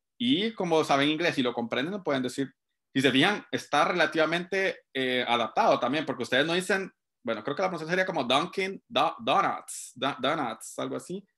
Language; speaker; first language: Spanish; native; Spanish